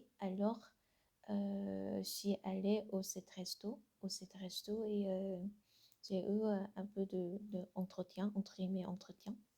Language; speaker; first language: French; non-native, learner; Korean